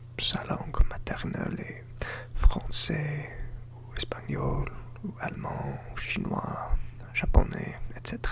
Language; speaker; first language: French; non-native, learner; English